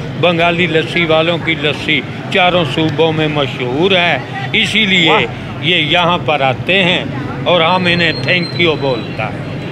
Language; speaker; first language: Hindi; non-native, local second language; Punjabi